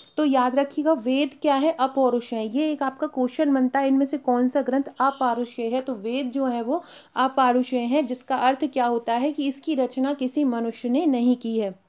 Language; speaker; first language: Hindi; native; Hindi